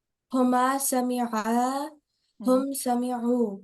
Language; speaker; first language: Arabic; non-native, learner; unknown